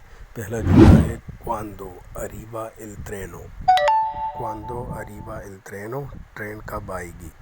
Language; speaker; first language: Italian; non-native, learner; Urdu